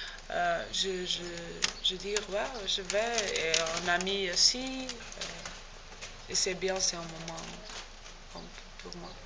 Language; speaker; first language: French; non-native, learner; Portuguese